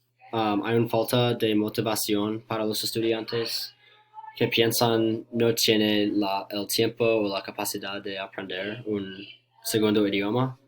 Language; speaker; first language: Spanish; non-native, learner; English